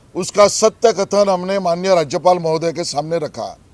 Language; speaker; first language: Hindi; non-native, local second language; Marathi